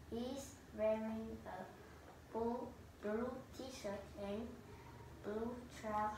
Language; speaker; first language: English; non-native, learner; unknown